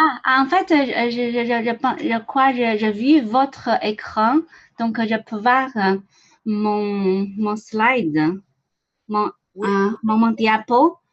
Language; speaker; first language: French; non-native, learner; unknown